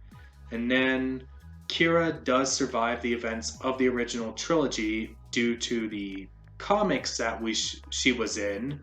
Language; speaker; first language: English; native; English